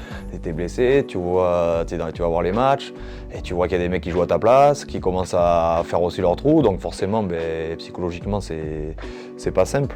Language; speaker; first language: French; native; French